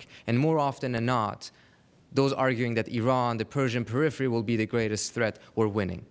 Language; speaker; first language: English; non-native, fluent; Persian